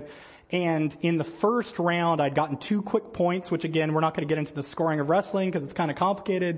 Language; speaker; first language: English; native; English